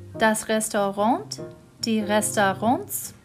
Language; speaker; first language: German; non-native, fluent; English